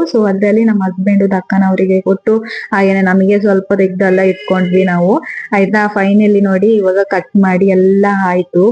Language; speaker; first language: Kannada; non-native, local second language; Kodava